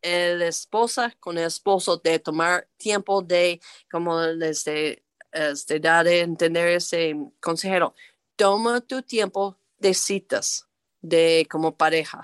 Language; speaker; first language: Spanish; non-native, fluent; English